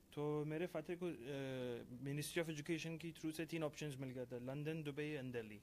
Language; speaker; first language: Hindi; non-native, fluent; Persian